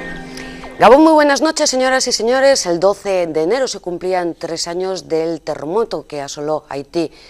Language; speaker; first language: Spanish; native; Spanish